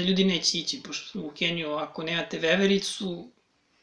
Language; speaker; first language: Serbian; native; Serbian